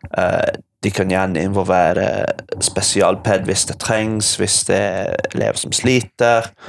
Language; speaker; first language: Norwegian; non-native, fluent; English